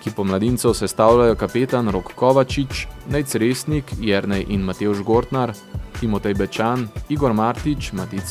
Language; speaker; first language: Slovenian; native; Slovenian